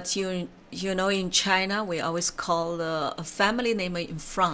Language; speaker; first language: English; non-native, learner; Chinese